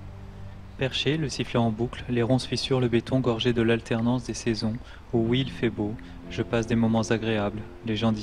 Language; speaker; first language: French; native; French